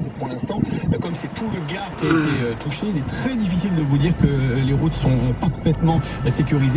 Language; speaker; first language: French; native; French